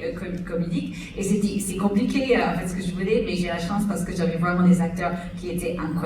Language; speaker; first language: French; native; French